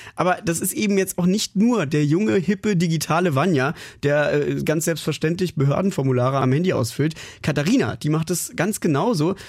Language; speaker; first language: German; native; German